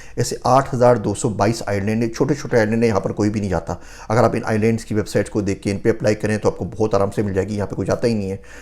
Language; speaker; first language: Urdu; native; Urdu